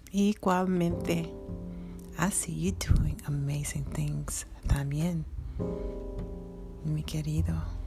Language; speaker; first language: Spanish; non-native, learner; English